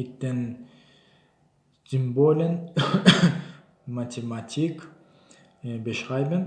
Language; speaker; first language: German; non-native, learner; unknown